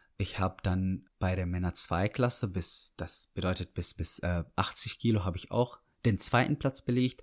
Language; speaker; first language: German; non-native, fluent; Arabic